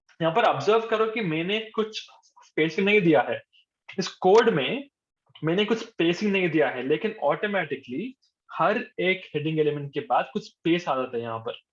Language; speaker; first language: Hindi; non-native, local second language; Telugu